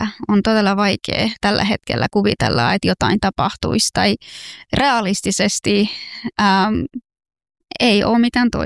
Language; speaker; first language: Finnish; non-native, fluent; Persian